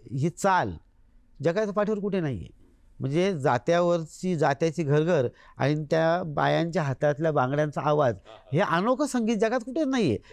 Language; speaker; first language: Marathi; native; Marathi